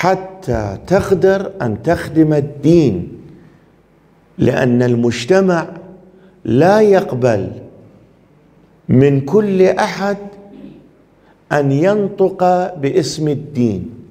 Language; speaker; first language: Arabic; non-native, fluent; Persian